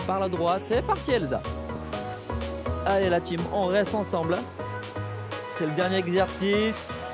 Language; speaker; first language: French; native; French